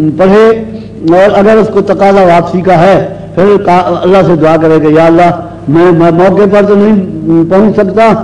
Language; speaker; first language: Urdu; native; Urdu